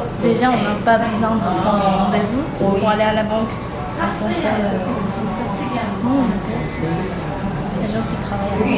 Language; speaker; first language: French; non-native, fluent; Korean